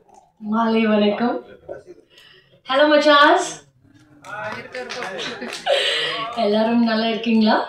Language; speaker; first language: Tamil; non-native, learner; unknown